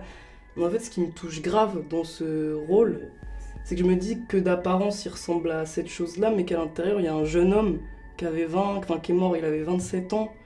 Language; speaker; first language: French; native; French